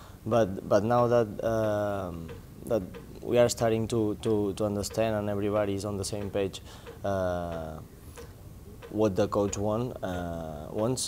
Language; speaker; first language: English; non-native, fluent; Spanish